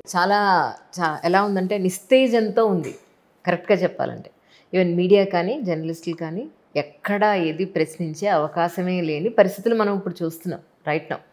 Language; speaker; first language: Telugu; native; Telugu